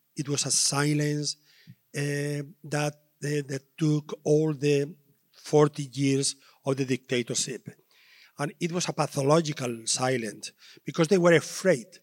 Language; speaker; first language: English; non-native, learner; Spanish